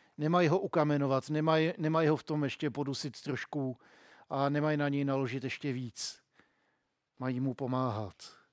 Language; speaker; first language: Czech; native; Czech